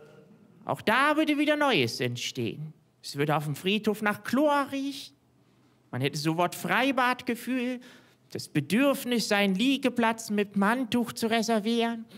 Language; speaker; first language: German; native; German